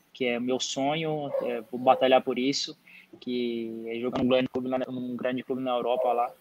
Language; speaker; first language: Portuguese; native; Portuguese